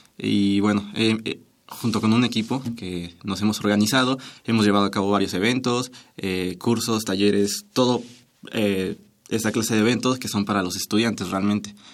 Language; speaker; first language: Spanish; native; Spanish